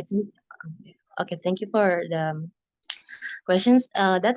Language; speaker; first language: English; non-native, learner; Indonesian